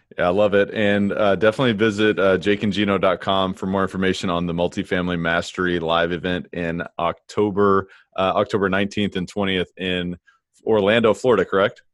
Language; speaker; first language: English; native; English